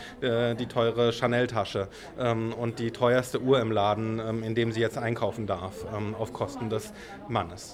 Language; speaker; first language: German; native; German